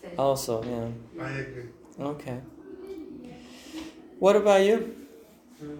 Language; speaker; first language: English; non-native, fluent; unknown